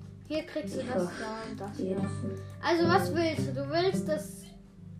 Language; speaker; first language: German; native; German